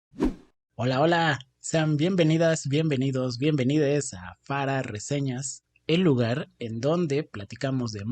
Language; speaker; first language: Spanish; native; Spanish